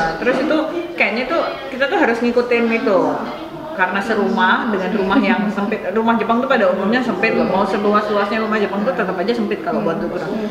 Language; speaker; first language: Indonesian; native; Indonesian